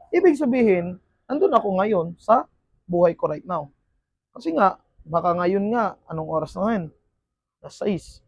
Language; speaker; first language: Filipino; non-native, local second language; Iloko